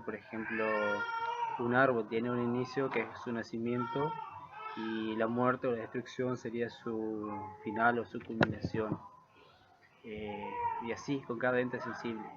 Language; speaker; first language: Spanish; native; Spanish